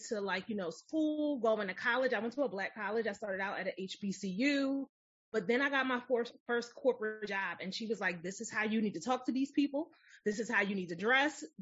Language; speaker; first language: English; native; English